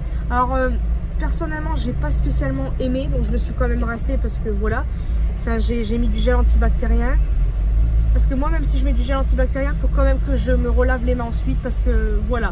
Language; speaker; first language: French; native; French